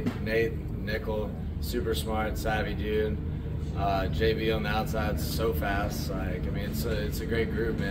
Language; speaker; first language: English; native; English